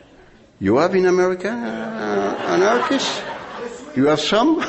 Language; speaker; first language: English; non-native, learner; French